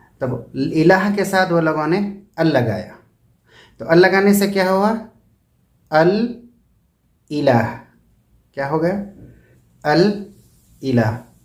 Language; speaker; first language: Urdu; native; Urdu